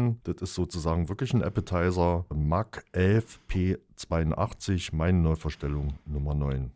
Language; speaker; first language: German; native; German